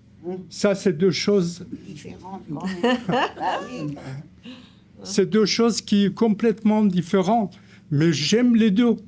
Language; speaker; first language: French; non-native, fluent; Persian